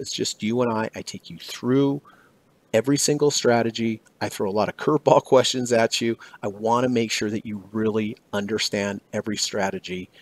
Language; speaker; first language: English; native; English